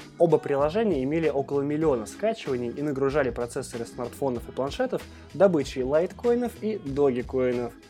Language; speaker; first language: Russian; native; Russian